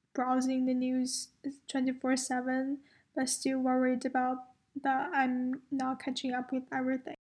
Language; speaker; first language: English; non-native, fluent; Chinese